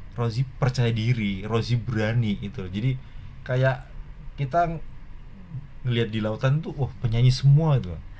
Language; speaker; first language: Indonesian; native; Indonesian